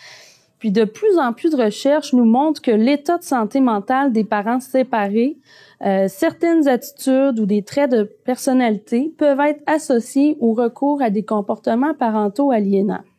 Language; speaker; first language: French; native; French